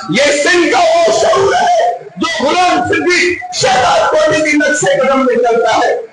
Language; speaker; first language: Urdu; non-native, local second language; Sindhi